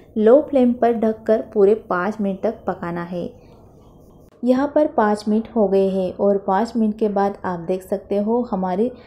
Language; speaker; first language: Hindi; non-native, local second language; Marathi